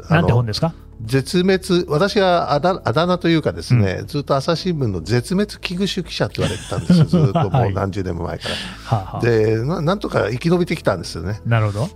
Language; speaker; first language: Japanese; native; Japanese